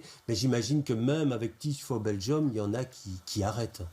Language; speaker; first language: French; native; French